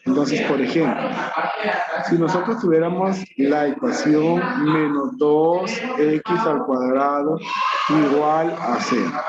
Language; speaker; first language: Spanish; native; Spanish